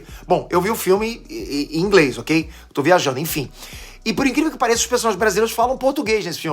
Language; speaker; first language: Portuguese; native; Portuguese